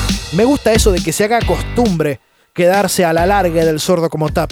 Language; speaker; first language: Spanish; native; Spanish